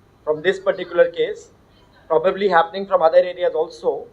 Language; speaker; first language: English; non-native, local second language; Telugu